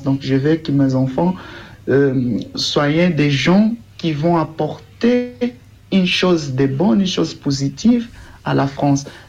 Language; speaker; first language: French; non-native, learner; Portuguese